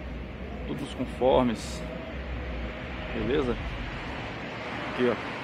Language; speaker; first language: Portuguese; native; Portuguese